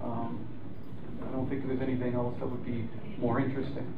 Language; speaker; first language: English; early bilingual, other home language; Spanish